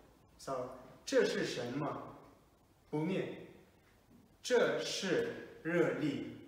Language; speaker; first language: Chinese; non-native, fluent; Kazakh